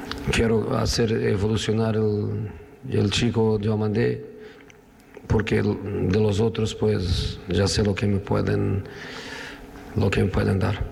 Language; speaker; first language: Spanish; non-native, fluent; Italian